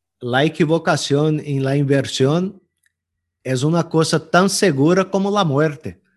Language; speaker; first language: Spanish; non-native, fluent; Portuguese